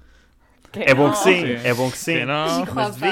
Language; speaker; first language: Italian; non-native, learner; Portuguese